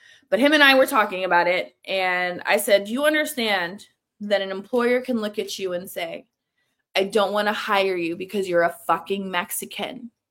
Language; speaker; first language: English; early bilingual, other home language; Spanish